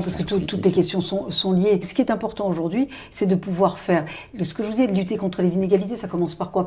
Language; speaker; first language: French; native; French